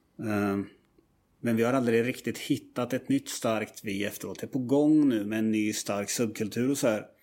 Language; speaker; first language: Swedish; native; Swedish